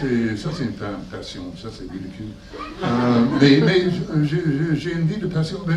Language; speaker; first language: French; non-native, learner; English